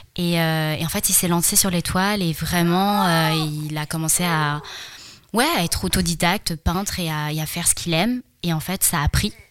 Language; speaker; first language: French; early bilingual, other home language; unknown